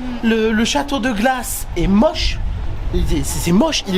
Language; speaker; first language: French; native; French